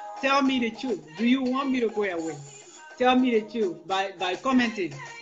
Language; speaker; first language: English; non-native, local second language; Mandingo